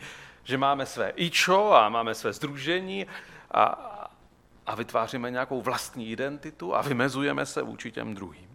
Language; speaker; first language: Czech; native; Czech